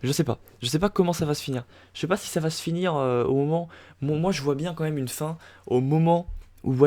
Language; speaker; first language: French; native; French